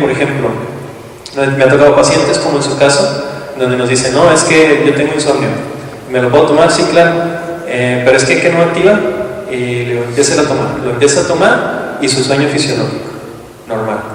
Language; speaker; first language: Spanish; native; Spanish